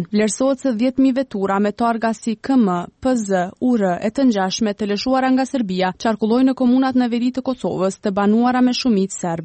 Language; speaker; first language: Albanian; native; Albanian